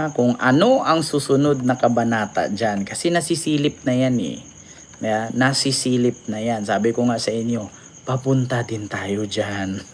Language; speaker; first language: Filipino; native; Filipino